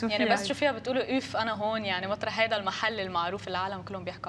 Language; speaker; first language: Arabic; native; Arabic